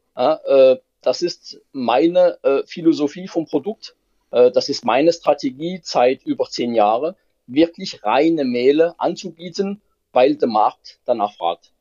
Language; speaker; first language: German; non-native, fluent; French